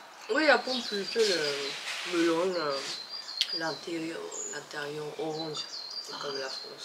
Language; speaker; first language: French; non-native, fluent; Japanese